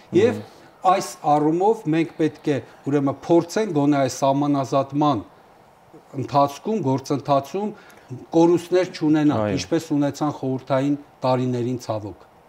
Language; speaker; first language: Armenian; native; Armenian